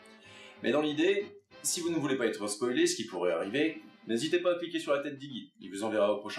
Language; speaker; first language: French; native; French